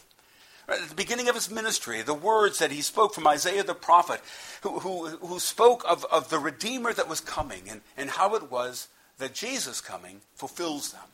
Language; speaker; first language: English; native; English